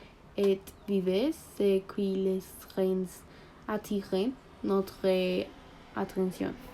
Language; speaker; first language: French; non-native, learner; Spanish